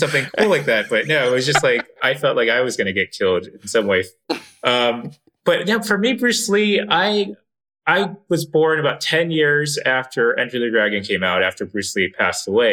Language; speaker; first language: English; native; English